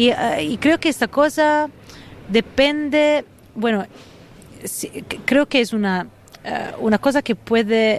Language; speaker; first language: Spanish; non-native, fluent; Italian